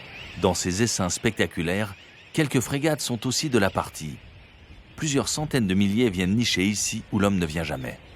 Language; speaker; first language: French; native; French